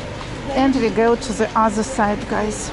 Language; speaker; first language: English; non-native, learner; Russian